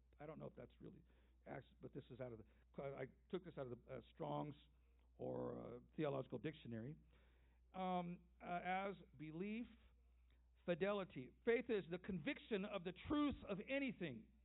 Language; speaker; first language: English; native; English